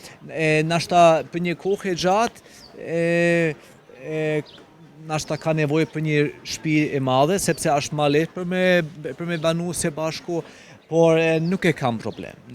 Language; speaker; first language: Albanian; non-native, fluent; German